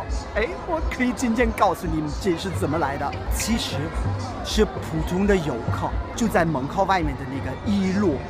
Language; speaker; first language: Chinese; non-native, fluent; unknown